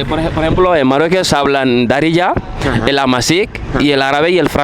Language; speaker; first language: Spanish; non-native, fluent; Fula